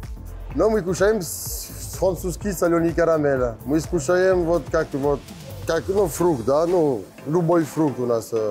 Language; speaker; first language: Russian; non-native, learner; French